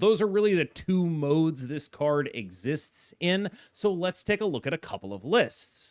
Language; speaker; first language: English; native; English